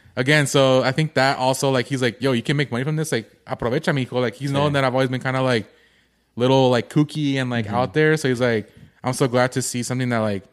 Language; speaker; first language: English; early bilingual, other home language; Spanish